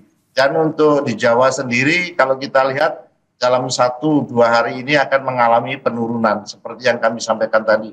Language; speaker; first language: Indonesian; native; Indonesian